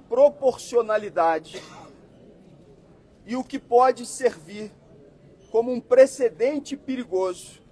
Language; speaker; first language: Portuguese; native; Portuguese